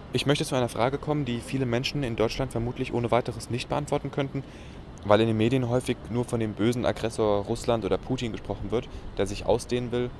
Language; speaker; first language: German; native; German